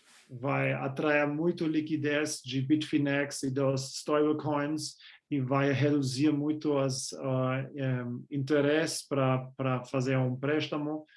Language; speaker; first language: Portuguese; non-native, fluent; German